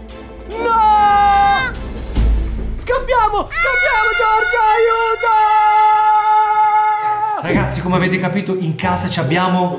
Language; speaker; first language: Italian; native; Italian